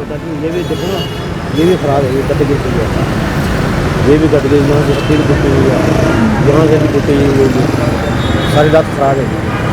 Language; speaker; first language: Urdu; non-native, local second language; Punjabi